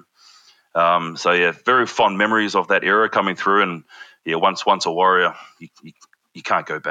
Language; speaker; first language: English; native; English